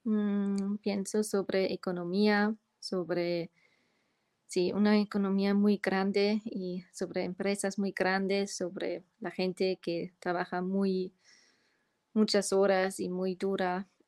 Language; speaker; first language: Spanish; non-native, learner; German